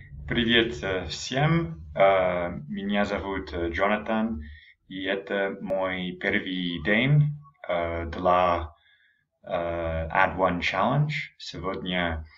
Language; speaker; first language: Russian; non-native, learner; English